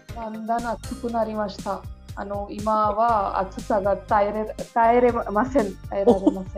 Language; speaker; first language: Japanese; non-native, learner; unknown